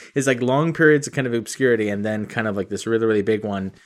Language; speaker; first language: English; native; English